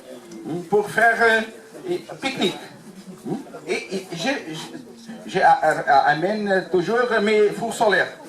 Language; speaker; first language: French; non-native, learner; Portuguese